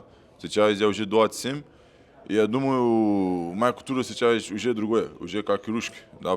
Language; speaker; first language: Russian; non-native, learner; Portuguese